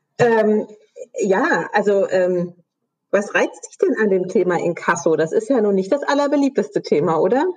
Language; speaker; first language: German; native; German